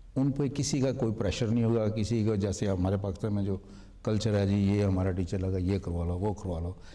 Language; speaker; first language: Urdu; non-native, local second language; Punjabi